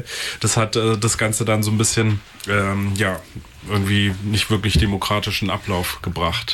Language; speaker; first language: German; native; German